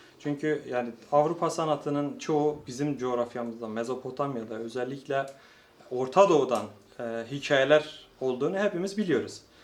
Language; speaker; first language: Turkish; non-native, local second language; Kurdish